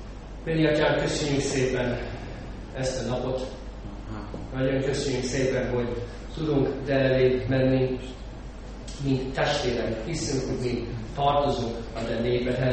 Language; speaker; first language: Hungarian; non-native, fluent; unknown